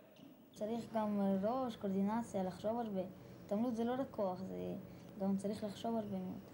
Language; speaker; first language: Hebrew; early bilingual, other home language; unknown